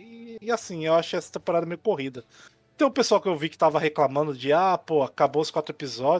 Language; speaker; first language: Portuguese; native; Portuguese